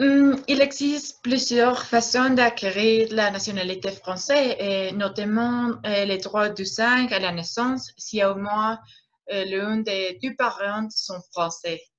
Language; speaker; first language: French; non-native, learner; Spanish